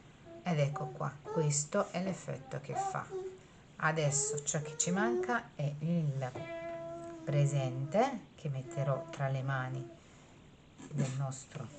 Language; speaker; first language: Italian; native; Italian